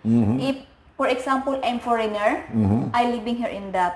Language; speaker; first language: English; non-native, learner; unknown